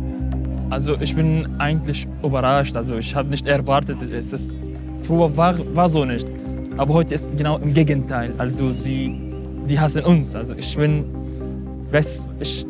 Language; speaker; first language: German; non-native, fluent; Arabic